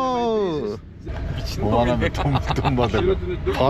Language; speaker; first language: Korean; native; Korean